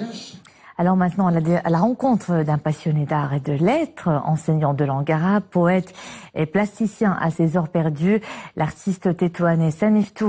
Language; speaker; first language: French; non-native, local second language; Arabic